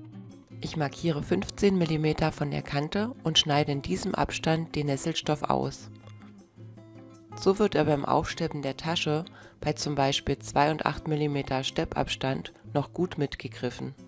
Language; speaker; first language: German; native; German